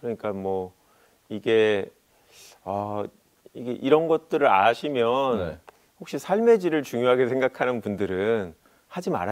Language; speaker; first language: Korean; native; Korean